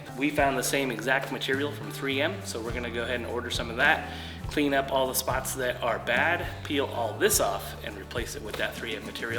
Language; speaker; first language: English; native; English